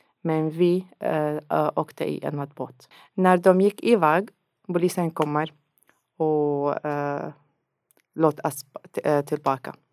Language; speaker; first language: Swedish; non-native, learner; Arabic